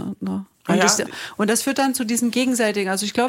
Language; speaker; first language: German; native; German